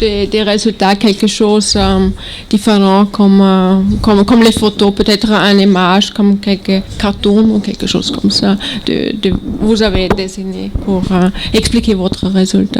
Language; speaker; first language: French; non-native, learner; German